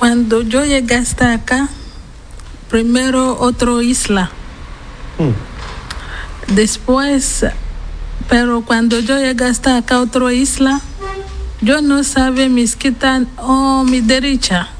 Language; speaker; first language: Spanish; non-native, learner; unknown